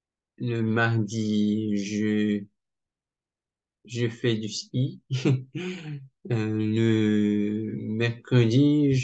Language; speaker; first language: French; non-native, learner; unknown